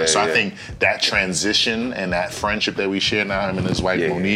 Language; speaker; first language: English; native; English